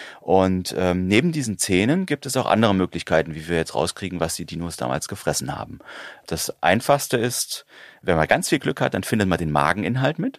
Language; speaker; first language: German; native; German